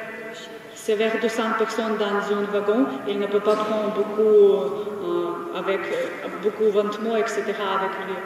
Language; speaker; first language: French; non-native, learner; Ukrainian